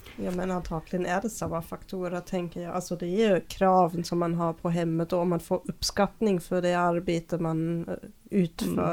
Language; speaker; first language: Swedish; non-native, fluent; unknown